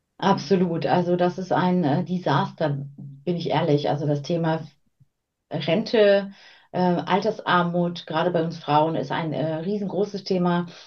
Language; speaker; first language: German; early bilingual, other home language; Armenian